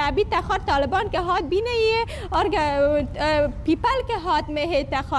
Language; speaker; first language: Hindi; non-native, learner; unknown